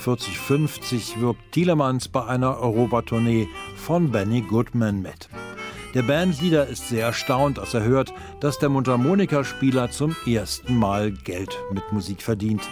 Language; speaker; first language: German; native; German